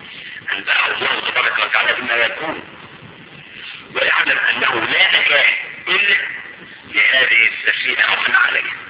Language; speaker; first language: Arabic; native; Arabic